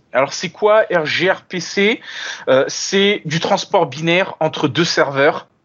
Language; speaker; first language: French; native; French